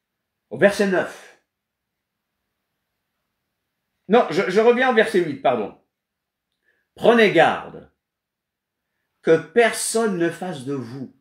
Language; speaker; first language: French; non-native, fluent; Kabuverdianu